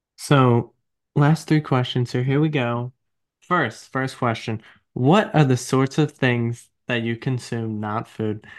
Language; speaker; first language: English; native; English